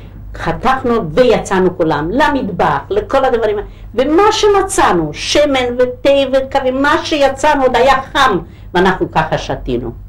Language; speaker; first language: Hebrew; non-native, local second language; Hungarian